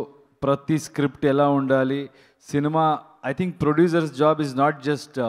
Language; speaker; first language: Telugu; non-native, learner; Kannada